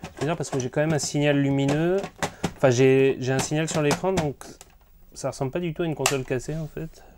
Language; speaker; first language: French; native; French